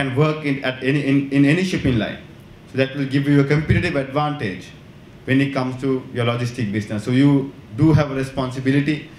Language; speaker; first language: English; non-native, local second language; Sinhala